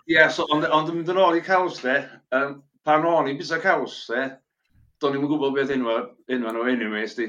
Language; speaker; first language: Welsh; native; Welsh